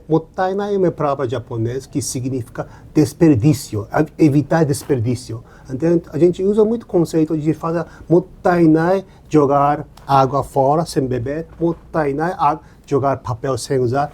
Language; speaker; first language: Portuguese; non-native, learner; Japanese